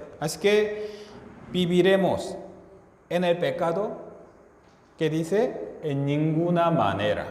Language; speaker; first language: Spanish; non-native, fluent; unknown